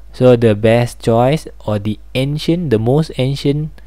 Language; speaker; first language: English; non-native, local second language; Malay